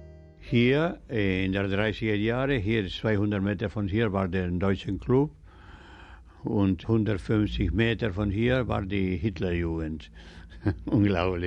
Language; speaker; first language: German; early bilingual, heritage; German